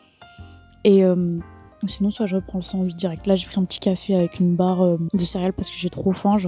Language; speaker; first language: French; native; French